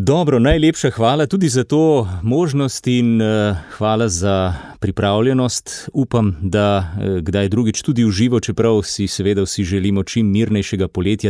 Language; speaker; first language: Slovenian; native; Slovenian